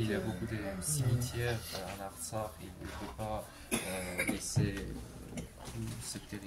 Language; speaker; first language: French; non-native, learner; Armenian